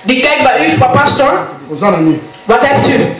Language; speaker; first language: Dutch; non-native, learner; Lingala